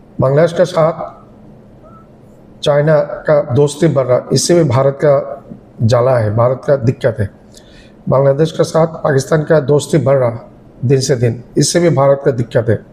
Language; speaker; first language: Hindi; non-native, learner; Bangla